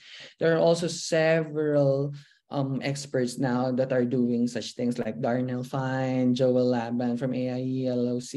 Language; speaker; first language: English; non-native, local second language; Filipino